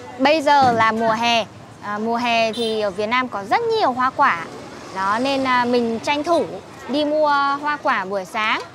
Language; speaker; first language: Vietnamese; native; Vietnamese